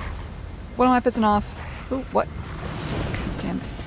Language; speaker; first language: English; native; English